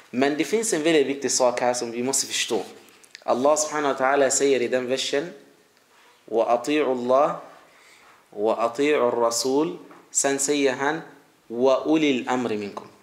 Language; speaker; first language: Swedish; early bilingual, other home language; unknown